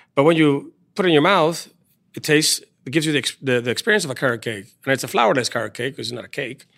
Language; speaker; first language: English; non-native, fluent; Spanish